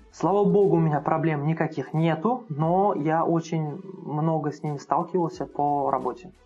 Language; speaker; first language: Russian; non-native, local second language; Uzbek